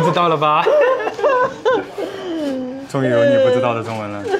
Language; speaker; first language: Chinese; native; Chinese